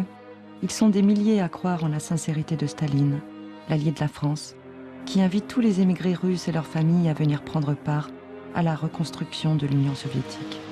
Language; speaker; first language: French; native; French